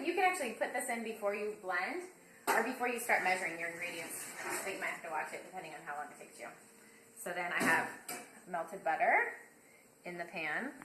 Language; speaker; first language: English; native; English